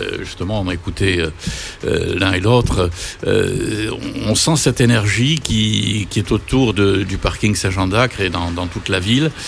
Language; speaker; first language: French; native; French